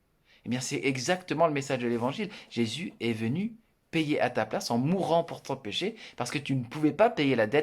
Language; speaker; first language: French; native; French